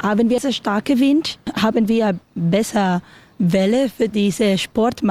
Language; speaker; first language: German; non-native, learner; Spanish